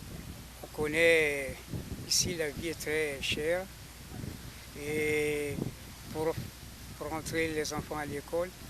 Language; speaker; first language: French; non-native, local second language; Malagasy